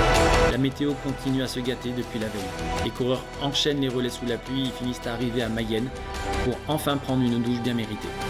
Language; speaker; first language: French; native; French